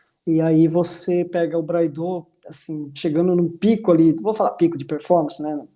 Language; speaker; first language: Portuguese; native; Portuguese